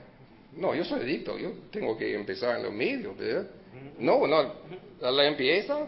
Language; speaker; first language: Spanish; early bilingual, heritage; Spanish